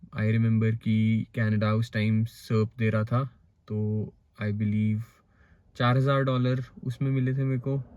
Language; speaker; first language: Hindi; native; Hindi